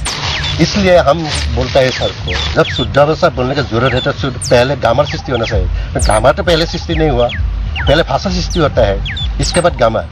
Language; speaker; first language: Hindi; non-native, local second language; Assamese